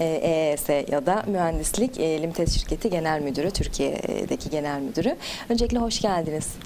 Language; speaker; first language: Turkish; native; Turkish